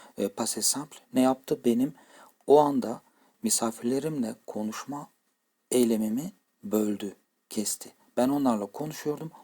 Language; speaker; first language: Turkish; native; Turkish